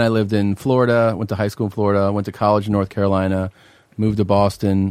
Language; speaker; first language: English; native; English